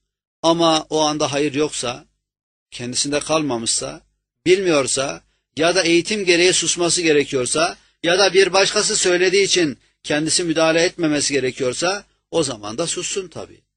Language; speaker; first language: Turkish; native; Turkish